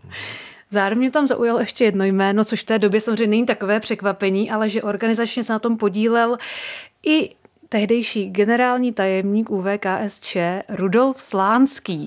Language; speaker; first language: Czech; native; Czech